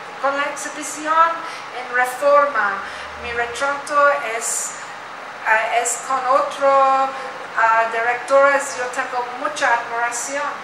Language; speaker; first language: Spanish; non-native, learner; English